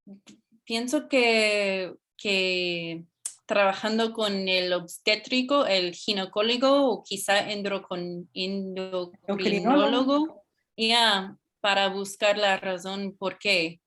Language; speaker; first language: Spanish; non-native, fluent; English